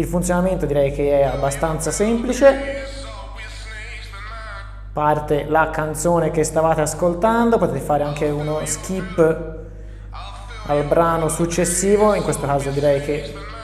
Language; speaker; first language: Italian; native; Italian